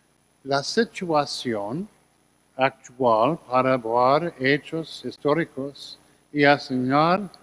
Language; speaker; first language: Spanish; non-native, learner; English